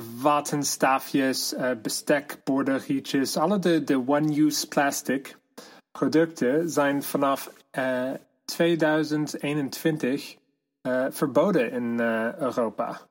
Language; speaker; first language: Dutch; non-native, fluent; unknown